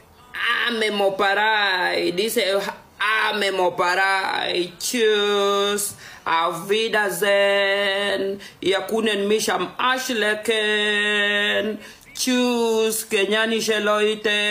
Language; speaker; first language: German; non-native, learner; Swahili